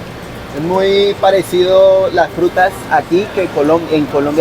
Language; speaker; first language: Spanish; native; Spanish